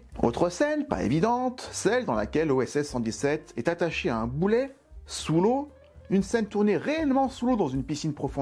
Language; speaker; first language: French; native; French